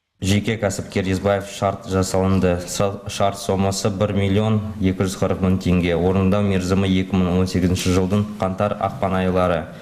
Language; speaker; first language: Kazakh; native; Kazakh